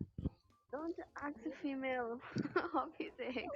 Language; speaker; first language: English; non-native, learner; Bangla